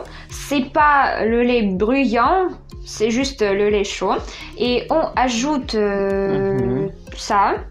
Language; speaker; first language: French; non-native, fluent; Russian